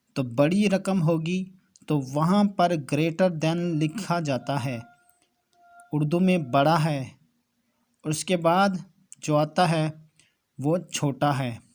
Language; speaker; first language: Urdu; native; Urdu